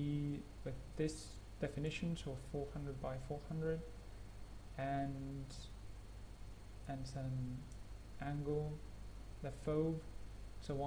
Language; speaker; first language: English; non-native, fluent; Spanish